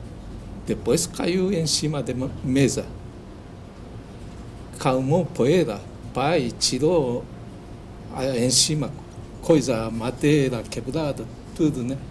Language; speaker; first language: Portuguese; non-native, learner; Japanese